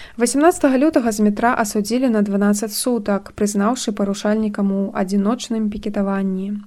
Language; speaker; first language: Belarusian; native; Belarusian